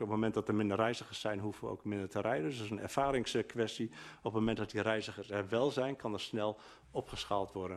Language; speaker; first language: Dutch; native; Dutch